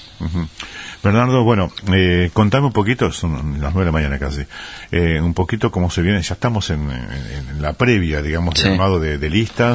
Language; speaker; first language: Spanish; native; Spanish